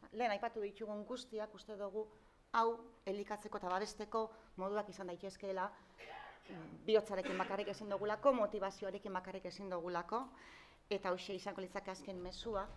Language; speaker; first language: Basque; native; Basque